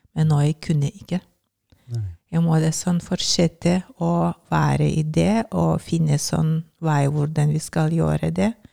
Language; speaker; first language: Norwegian; non-native, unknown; Lithuanian